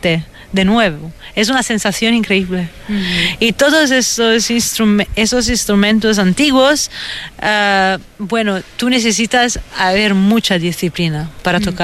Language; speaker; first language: Spanish; non-native, fluent; Italian